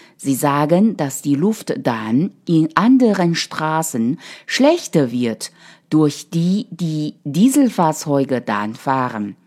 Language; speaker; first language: German; non-native, fluent; Chinese